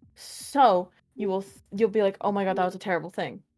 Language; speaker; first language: English; native; English